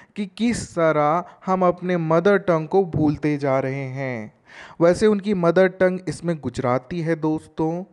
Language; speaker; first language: Hindi; native; Hindi